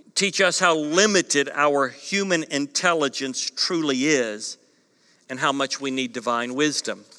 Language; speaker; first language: English; native; English